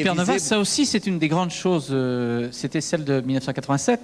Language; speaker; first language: French; native; French